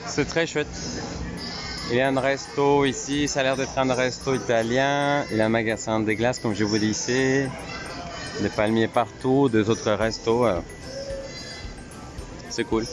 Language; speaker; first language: French; non-native, fluent; Spanish